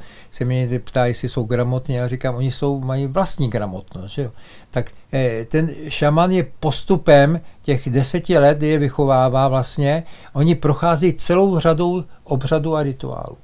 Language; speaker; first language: Czech; native; Czech